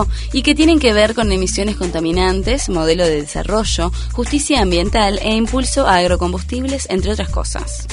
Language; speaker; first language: Spanish; native; Spanish